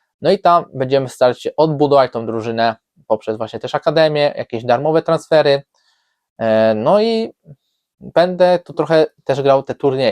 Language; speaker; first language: Polish; native; Polish